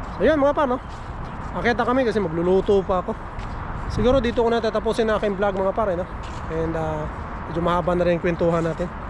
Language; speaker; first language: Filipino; non-native, local second language; Cebuano